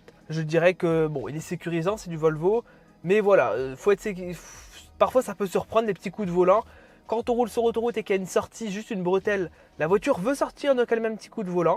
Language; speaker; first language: French; native; French